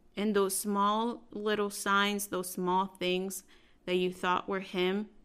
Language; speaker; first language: English; early bilingual, other home language; Spanish